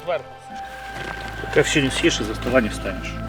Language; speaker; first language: Russian; non-native, local second language; Ukrainian